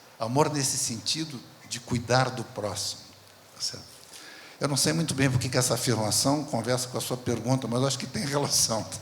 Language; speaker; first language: Portuguese; native; Portuguese